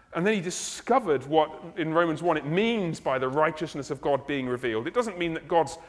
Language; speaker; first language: English; native; English